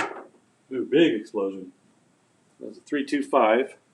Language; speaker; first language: English; native; English